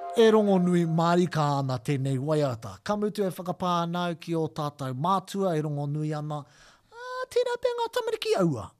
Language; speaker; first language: Māori; non-native, local second language; English